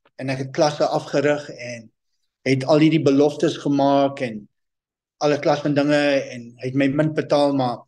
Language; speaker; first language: Afrikaans; non-native, local second language; English